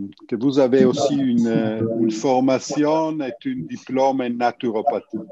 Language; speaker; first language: French; non-native, learner; Italian